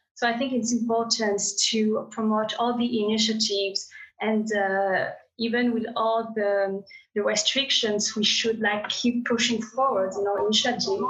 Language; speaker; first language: English; non-native, fluent; French